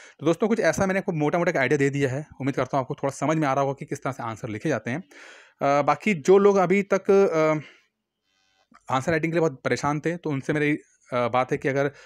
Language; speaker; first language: Hindi; native; Hindi